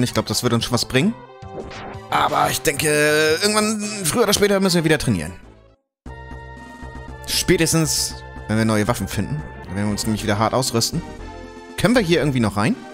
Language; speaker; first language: German; native; German